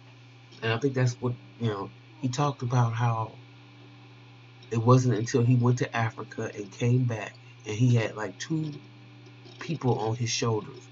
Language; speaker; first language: English; native; English